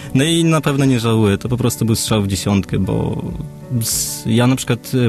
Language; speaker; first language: Polish; early bilingual, other home language; Russian